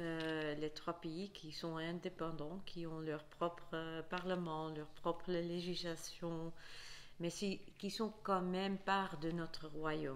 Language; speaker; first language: French; non-native, fluent; Dutch